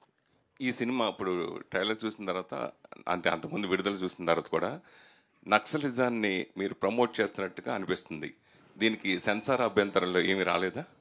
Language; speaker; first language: Telugu; native; Telugu